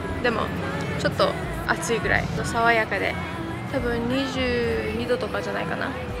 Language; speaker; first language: Japanese; early bilingual, heritage; Japanese